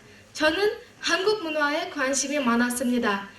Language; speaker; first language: Korean; non-native, learner; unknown